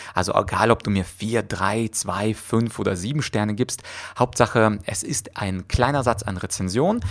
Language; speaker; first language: German; early bilingual, other home language; Russian